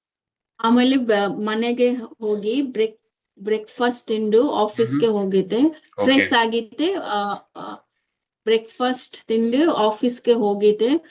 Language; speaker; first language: Kannada; non-native, learner; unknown